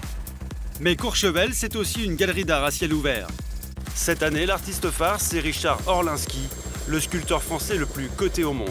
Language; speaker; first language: French; native; French